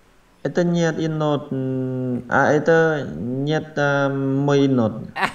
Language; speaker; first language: Russian; non-native, learner; Vietnamese